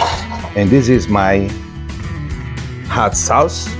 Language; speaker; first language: English; non-native, fluent; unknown